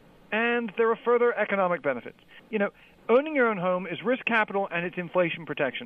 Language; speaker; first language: English; native; English